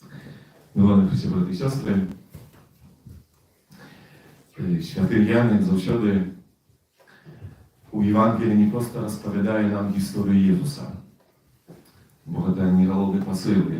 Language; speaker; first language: Polish; non-native, learner; Russian